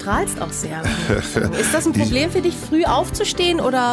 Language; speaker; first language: German; native; German